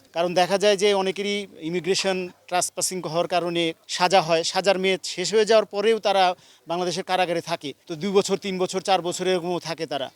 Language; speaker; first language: Bangla; native; Bangla